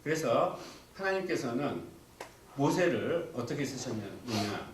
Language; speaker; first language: Korean; native; Korean